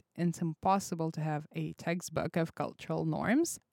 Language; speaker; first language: English; non-native, fluent; Russian